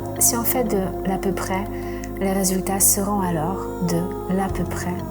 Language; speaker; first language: French; non-native, fluent; Polish